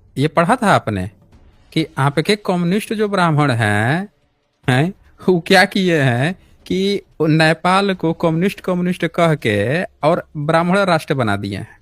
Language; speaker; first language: Hindi; native; Hindi